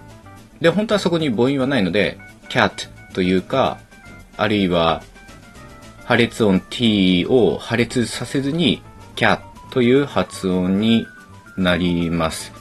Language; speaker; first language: Japanese; native; Japanese